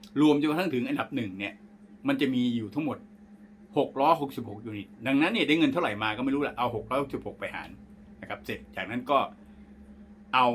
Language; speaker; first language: Thai; native; Thai